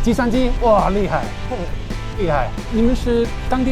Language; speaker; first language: Chinese; non-native, fluent; English